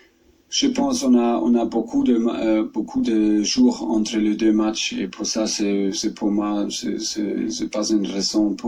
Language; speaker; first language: French; non-native, fluent; German